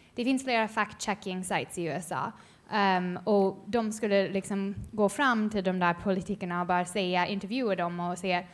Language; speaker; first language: Swedish; non-native, fluent; English